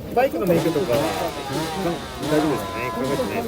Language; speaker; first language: Japanese; native; Japanese